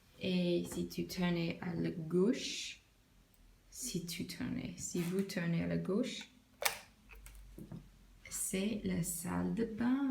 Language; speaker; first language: French; non-native, learner; English